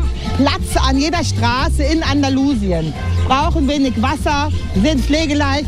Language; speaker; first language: German; native; German